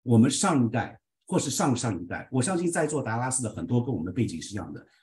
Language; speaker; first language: Chinese; early bilingual, heritage; Chinese